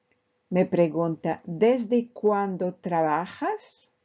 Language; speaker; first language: Spanish; non-native, fluent; French